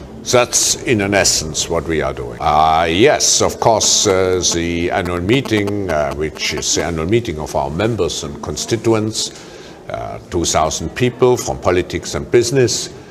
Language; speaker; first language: English; non-native, fluent; German